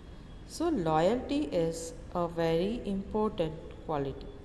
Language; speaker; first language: English; non-native, local second language; Hindi